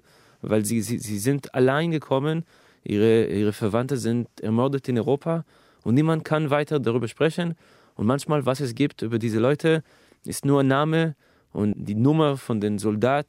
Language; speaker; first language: German; non-native, fluent; Hebrew